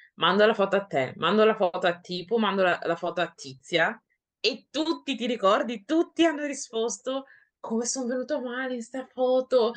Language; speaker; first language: Italian; early bilingual, other home language; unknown